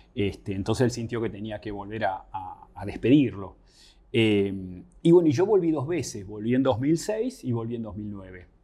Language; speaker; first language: Spanish; native; Spanish